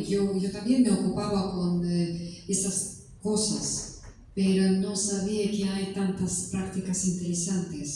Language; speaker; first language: Spanish; non-native, fluent; Russian